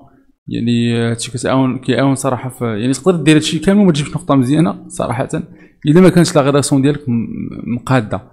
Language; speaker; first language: Arabic; native; Arabic